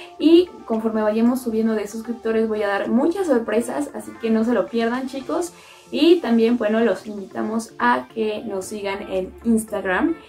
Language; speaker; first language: Spanish; native; Spanish